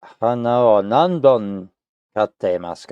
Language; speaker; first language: Japanese; non-native, learner; English